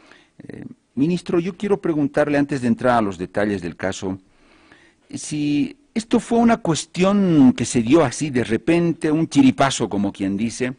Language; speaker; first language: Spanish; native; Spanish